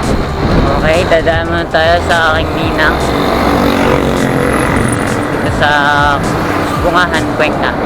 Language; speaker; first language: Filipino; native; Filipino